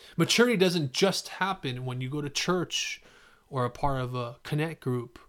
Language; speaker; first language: English; native; English